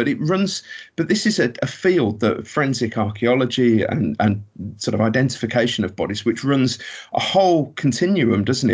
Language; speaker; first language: English; native; English